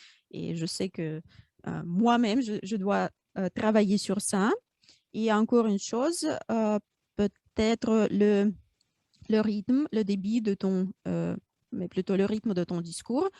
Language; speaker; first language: French; non-native, fluent; Russian